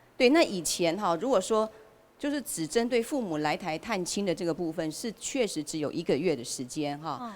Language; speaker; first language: Chinese; native; Chinese